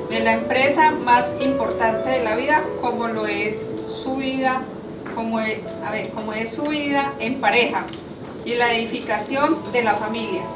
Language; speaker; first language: Spanish; native; Spanish